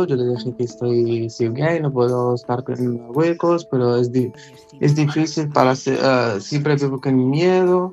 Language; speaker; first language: Spanish; non-native, learner; Arabic